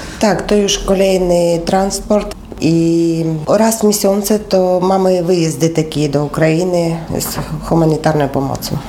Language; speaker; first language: Polish; non-native, learner; Ukrainian